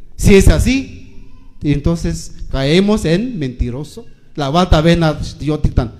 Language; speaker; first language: Spanish; non-native, local second language; Tzeltal